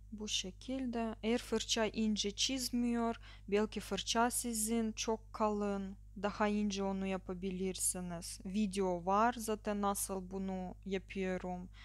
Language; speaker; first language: Turkish; non-native, learner; Russian